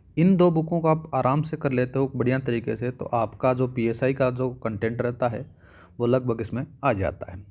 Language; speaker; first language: Hindi; native; Hindi